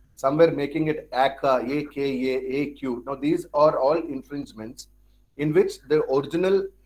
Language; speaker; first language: English; non-native, local second language; Tamil